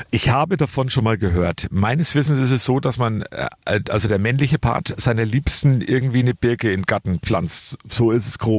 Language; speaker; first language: German; native; German